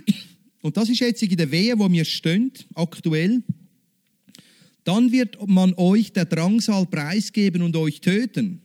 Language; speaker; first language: German; native; German